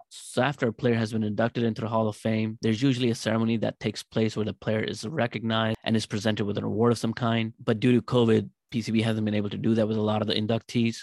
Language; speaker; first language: English; non-native, local second language; Urdu